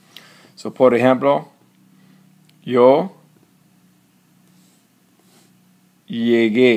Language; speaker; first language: Spanish; non-native, fluent; English